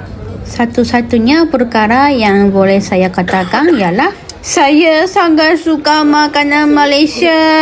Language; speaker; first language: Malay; non-native, learner; Japanese